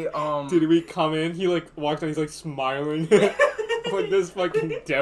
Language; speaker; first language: English; native; English